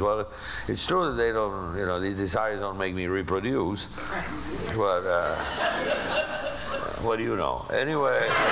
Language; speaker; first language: English; non-native, local second language; Spanish